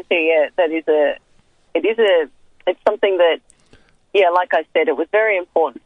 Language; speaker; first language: English; native; English